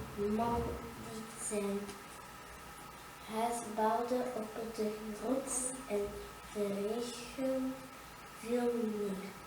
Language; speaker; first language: Dutch; non-native, learner; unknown